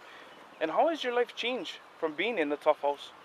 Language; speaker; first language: English; native; English